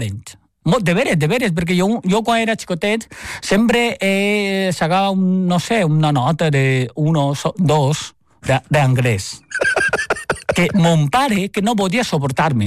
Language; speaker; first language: Catalan; non-native, fluent; Chinese